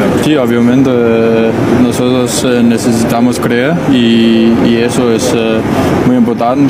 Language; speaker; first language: Spanish; non-native, learner; Danish